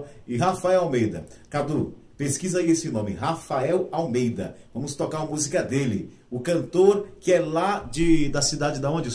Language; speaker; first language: Portuguese; native; Portuguese